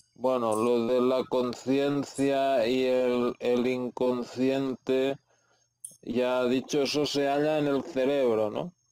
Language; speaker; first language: Spanish; native; Spanish